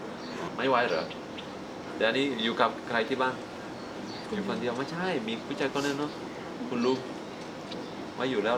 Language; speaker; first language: Thai; non-native, fluent; Spanish